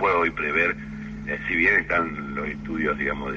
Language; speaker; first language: Spanish; native; Spanish